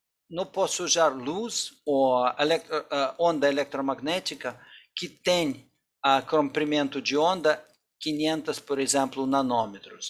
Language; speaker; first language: Portuguese; non-native, fluent; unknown